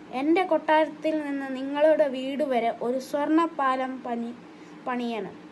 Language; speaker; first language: Malayalam; non-native, learner; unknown